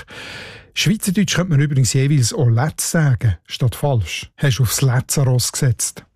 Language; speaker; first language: German; native; German